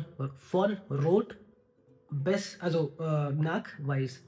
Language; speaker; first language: German; non-native, learner; Hindi